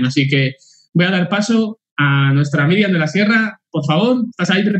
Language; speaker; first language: Spanish; native; Spanish